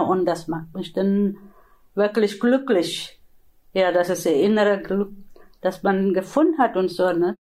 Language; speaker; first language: German; non-native, fluent; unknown